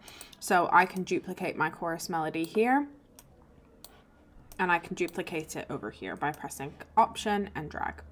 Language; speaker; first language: English; native; English